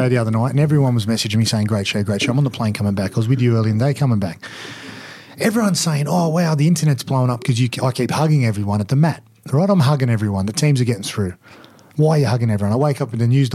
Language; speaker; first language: English; native; English